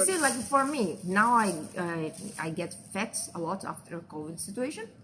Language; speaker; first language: English; non-native, fluent; Portuguese